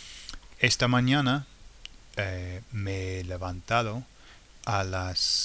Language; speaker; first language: Spanish; non-native, fluent; English